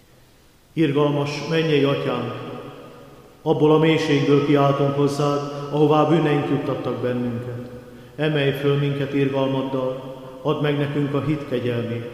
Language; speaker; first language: Hungarian; native; Hungarian